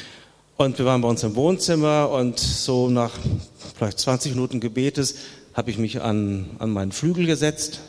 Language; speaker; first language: German; native; German